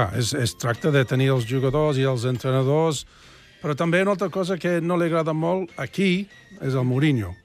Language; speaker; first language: Catalan; non-native, fluent; English